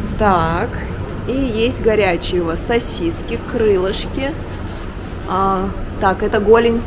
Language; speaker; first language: Russian; native; Russian